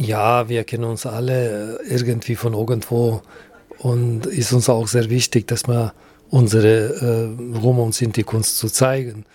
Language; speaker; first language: German; non-native, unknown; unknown